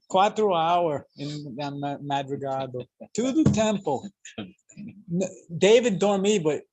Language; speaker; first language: Portuguese; non-native, learner; English